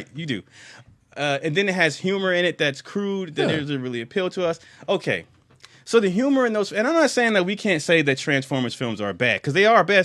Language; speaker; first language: English; native; English